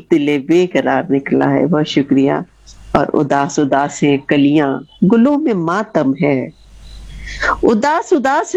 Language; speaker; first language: Hindi; native; Hindi